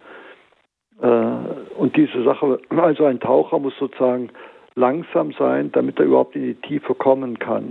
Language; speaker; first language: German; native; German